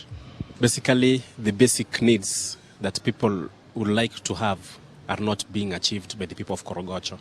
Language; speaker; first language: English; non-native, local second language; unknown